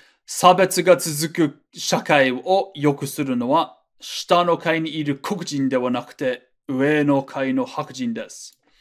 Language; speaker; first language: Japanese; non-native, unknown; English